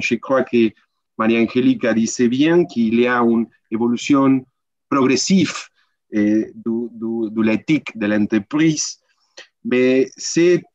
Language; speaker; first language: French; non-native, learner; Spanish